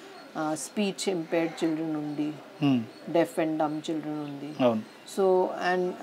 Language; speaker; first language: Telugu; non-native, learner; Hindi